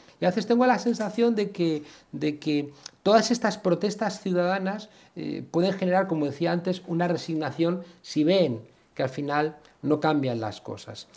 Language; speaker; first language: Spanish; native; Spanish